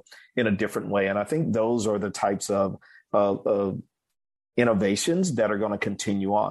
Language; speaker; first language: English; native; English